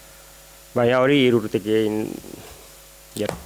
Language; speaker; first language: Basque; non-native, learner; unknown